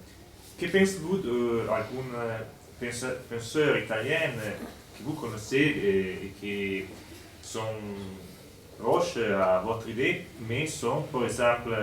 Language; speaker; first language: French; non-native, fluent; Spanish